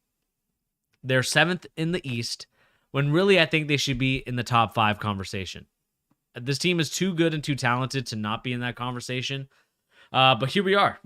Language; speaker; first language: English; native; English